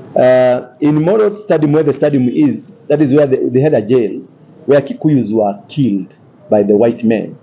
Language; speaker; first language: English; non-native, local second language; Kikuyu